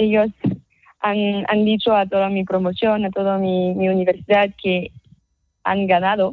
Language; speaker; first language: Spanish; non-native, fluent; French